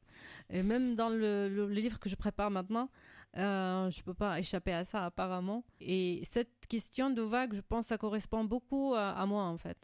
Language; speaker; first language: French; non-native, fluent; Arabic